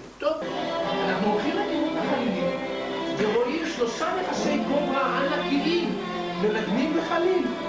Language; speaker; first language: Hebrew; native; Hebrew